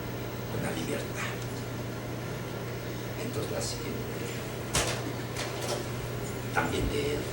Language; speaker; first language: Spanish; non-native, learner; Chinese